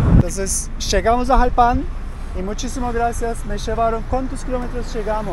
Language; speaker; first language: Spanish; non-native, learner; Turkish